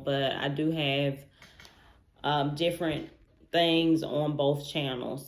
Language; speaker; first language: English; native; English